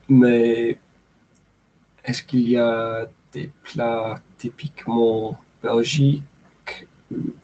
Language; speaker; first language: French; non-native, learner; English